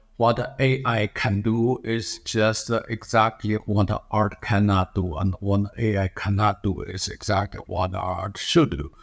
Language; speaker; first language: English; non-native, fluent; Chinese